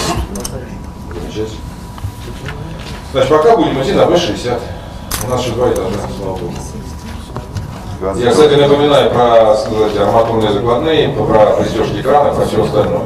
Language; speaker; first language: Russian; native; Russian